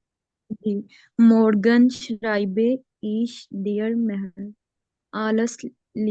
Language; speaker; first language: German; non-native, learner; Urdu